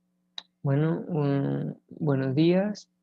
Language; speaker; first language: Spanish; native; Spanish